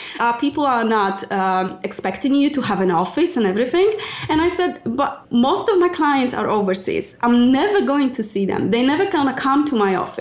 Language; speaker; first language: English; non-native, fluent; Polish